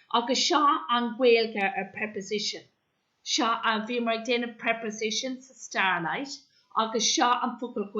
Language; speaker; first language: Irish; non-native, local second language; English